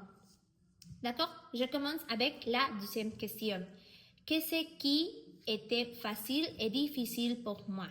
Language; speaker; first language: French; non-native, learner; Spanish